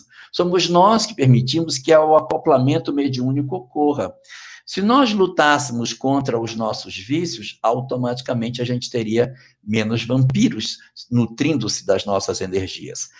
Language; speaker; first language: Portuguese; native; Portuguese